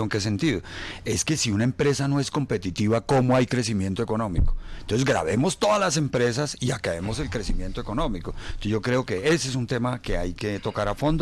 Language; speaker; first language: Spanish; native; Spanish